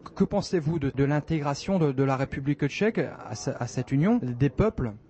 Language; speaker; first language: French; native; French